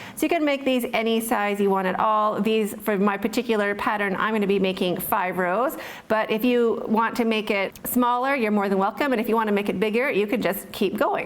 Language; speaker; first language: English; native; English